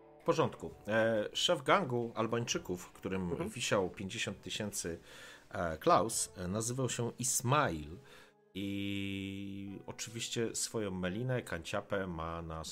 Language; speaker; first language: Polish; native; Polish